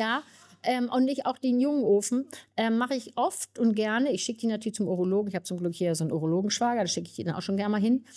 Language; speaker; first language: German; native; German